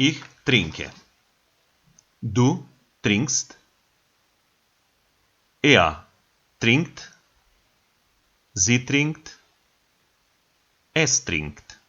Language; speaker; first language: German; non-native, fluent; Macedonian